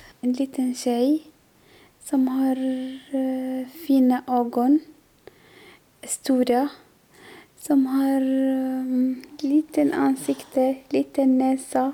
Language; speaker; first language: Swedish; non-native, learner; Arabic